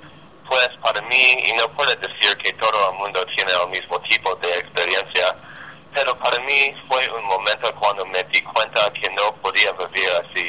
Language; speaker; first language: Spanish; non-native, learner; English